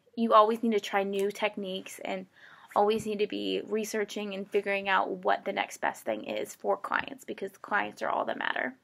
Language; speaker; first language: English; native; English